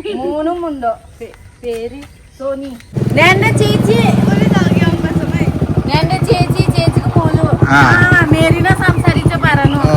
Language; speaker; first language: Malayalam; non-native, fluent; Nepali